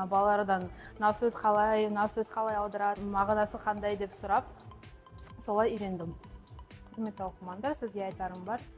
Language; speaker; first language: Kazakh; non-native, local second language; Russian